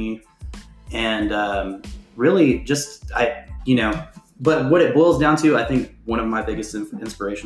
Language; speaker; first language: English; native; English